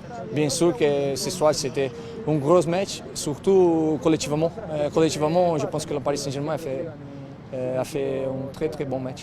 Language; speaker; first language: French; non-native, fluent; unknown